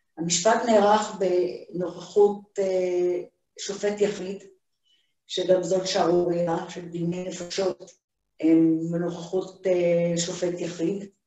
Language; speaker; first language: Hebrew; early bilingual, other home language; Hungarian